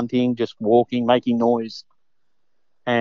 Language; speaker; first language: English; native; English